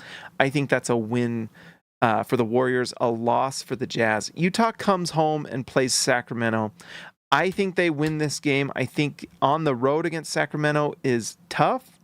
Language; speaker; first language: English; native; English